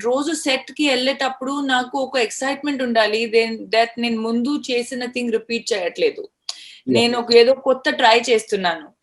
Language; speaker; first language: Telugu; non-native, fluent; Hindi